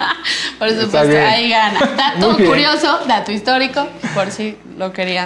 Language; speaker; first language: Spanish; native; Spanish